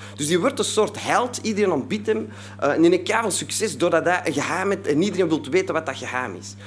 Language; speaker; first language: Dutch; native; Dutch